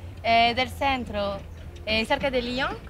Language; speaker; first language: Spanish; non-native, learner; French